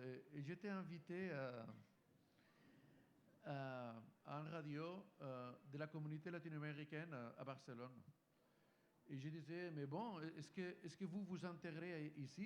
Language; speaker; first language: French; non-native, fluent; Spanish